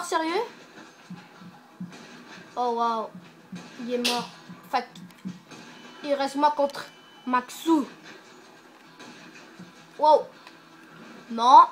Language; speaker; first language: French; native; French